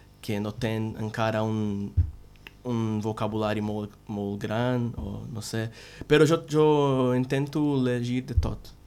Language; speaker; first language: Catalan; non-native, learner; Portuguese